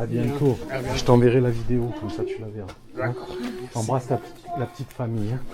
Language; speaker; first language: French; native; French